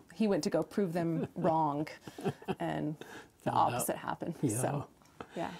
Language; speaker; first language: English; native; English